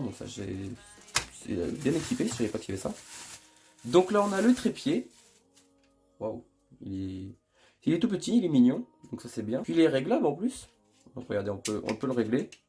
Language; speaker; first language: French; native; French